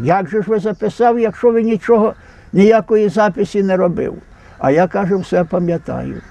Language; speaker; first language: Ukrainian; native; Ukrainian